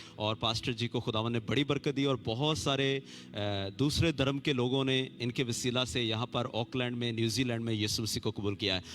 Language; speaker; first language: Urdu; native; Urdu